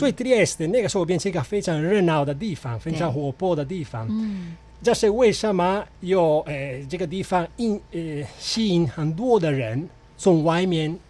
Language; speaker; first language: Chinese; non-native, fluent; Italian